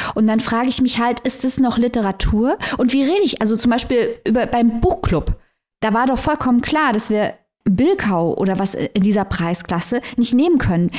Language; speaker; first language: German; native; German